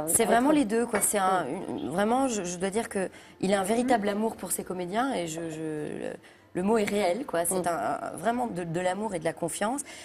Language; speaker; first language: French; native; French